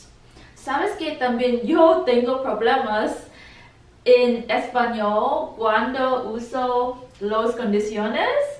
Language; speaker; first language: Spanish; non-native, learner; English